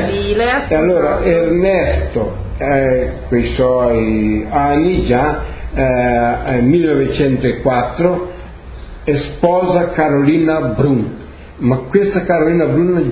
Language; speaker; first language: Italian; early bilingual, heritage; Portuguese